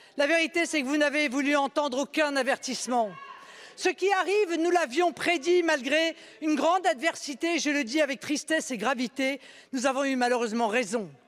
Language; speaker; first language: French; native; French